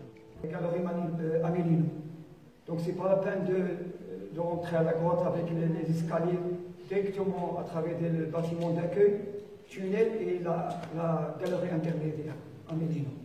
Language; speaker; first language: French; non-native, fluent; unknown